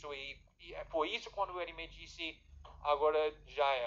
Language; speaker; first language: Portuguese; non-native, fluent; English